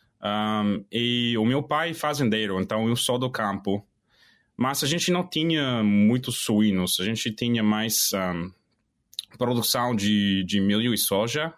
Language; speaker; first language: Portuguese; non-native, fluent; English